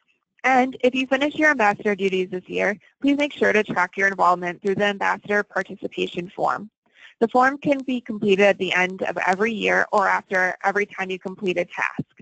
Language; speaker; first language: English; native; English